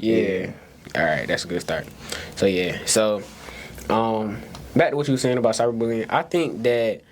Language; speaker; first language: English; native; English